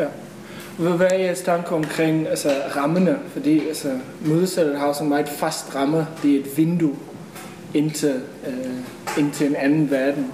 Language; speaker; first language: Danish; non-native, fluent; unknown